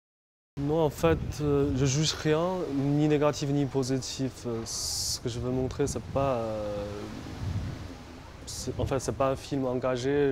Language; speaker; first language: French; non-native, fluent; Chinese